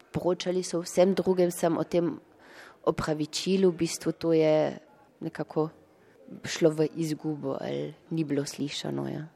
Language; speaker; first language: Slovenian; early bilingual, heritage; Slovenian